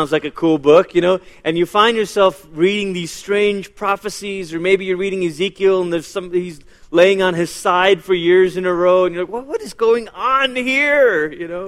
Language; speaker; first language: English; native; English